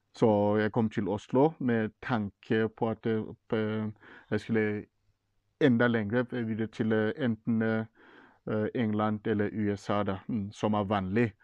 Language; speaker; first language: Norwegian; non-native, fluent; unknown